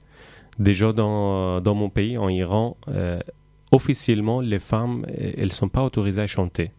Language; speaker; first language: French; non-native, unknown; Persian